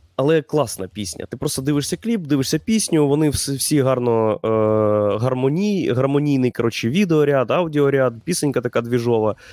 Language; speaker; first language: Ukrainian; native; Ukrainian